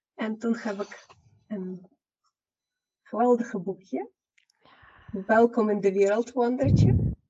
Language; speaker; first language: Dutch; non-native, fluent; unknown